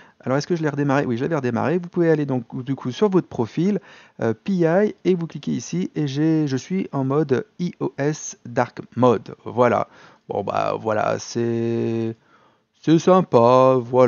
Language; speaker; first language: French; native; French